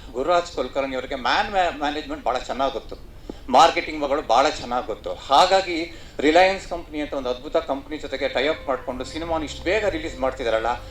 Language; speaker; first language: Kannada; native; Kannada